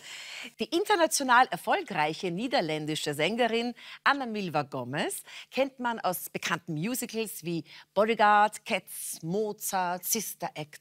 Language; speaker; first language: German; native; German